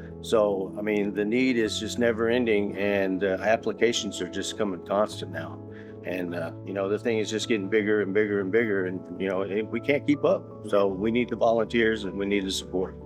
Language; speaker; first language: English; native; English